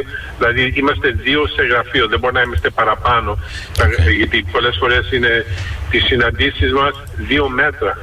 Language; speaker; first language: Greek; early bilingual, heritage; Greek